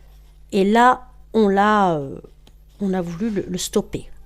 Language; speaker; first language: French; native; French